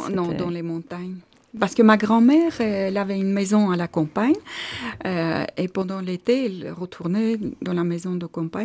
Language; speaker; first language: French; non-native, fluent; Armenian